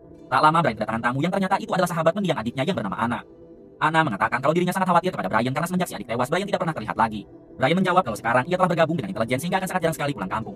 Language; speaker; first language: Indonesian; native; Indonesian